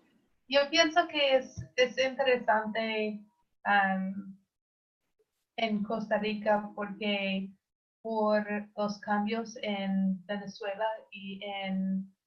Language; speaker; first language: Spanish; non-native, learner; English